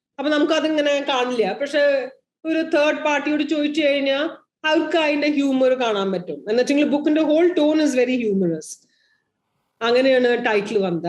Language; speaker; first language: Malayalam; early bilingual, heritage; Malayalam